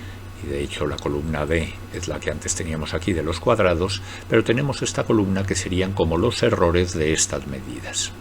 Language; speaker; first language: Spanish; native; Spanish